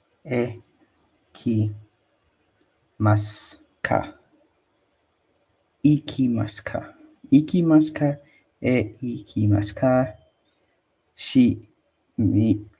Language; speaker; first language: Japanese; non-native, learner; English